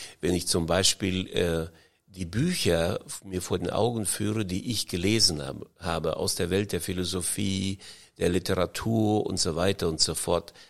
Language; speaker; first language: German; early bilingual, heritage; German